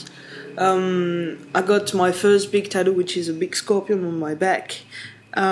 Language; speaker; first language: English; non-native, fluent; French